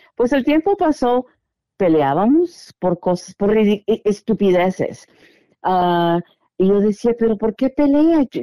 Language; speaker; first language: Spanish; native; Spanish